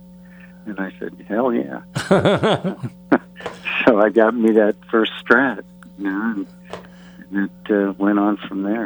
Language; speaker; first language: English; native; English